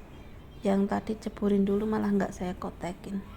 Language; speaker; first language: Indonesian; native; Indonesian